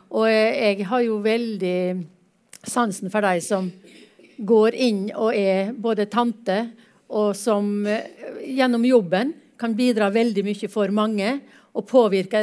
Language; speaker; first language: Norwegian; native; Norwegian